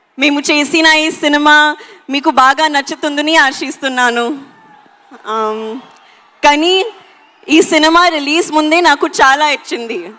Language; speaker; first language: Telugu; non-native, learner; Hindi